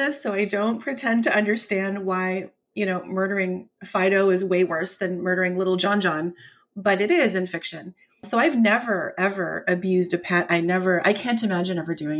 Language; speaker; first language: English; native; English